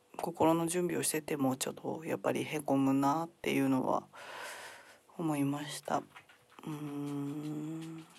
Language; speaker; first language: Japanese; native; Japanese